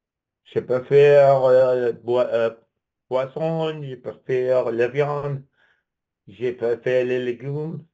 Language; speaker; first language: French; non-native, learner; English